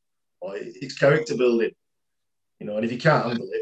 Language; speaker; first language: English; native; English